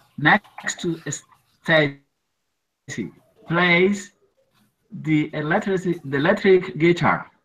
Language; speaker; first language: English; non-native, learner; Spanish